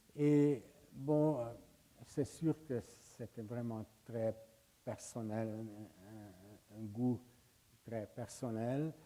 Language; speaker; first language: French; non-native, fluent; Hungarian